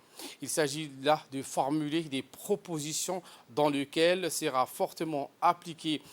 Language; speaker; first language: French; native; French